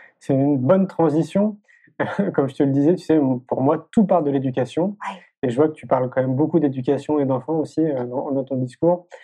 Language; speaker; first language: French; native; French